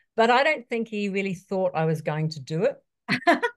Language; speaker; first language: English; native; English